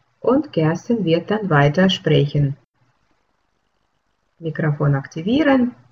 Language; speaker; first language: German; non-native, fluent; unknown